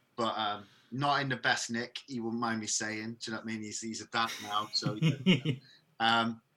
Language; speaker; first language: English; native; English